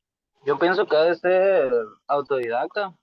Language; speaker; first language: Spanish; native; Spanish